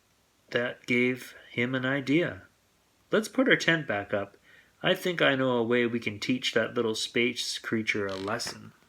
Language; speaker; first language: English; native; English